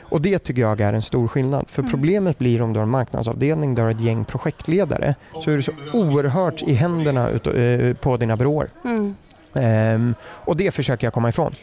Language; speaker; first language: Swedish; early bilingual, other home language; German